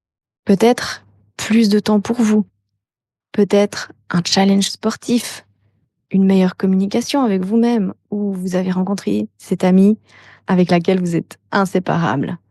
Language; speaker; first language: French; native; French